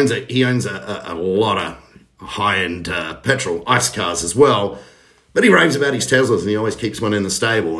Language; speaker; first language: English; native; English